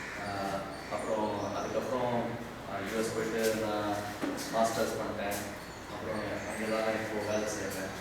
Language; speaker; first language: Tamil; non-native, local second language; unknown